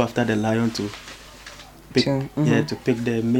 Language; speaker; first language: English; non-native, local second language; Ewe